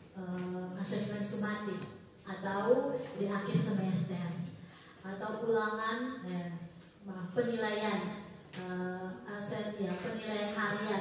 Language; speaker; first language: Indonesian; native; Indonesian